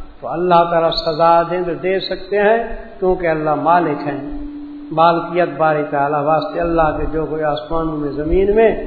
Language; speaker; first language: Urdu; non-native, local second language; Punjabi